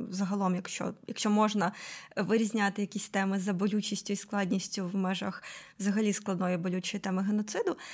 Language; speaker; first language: Ukrainian; native; Ukrainian